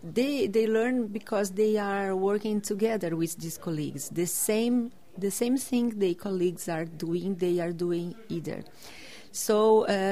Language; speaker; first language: English; non-native, learner; Portuguese